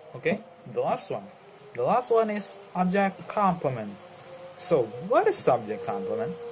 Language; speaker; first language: English; non-native, learner; Indonesian